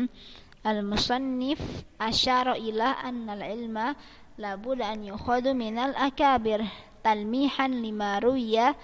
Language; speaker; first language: Arabic; non-native, fluent; Malay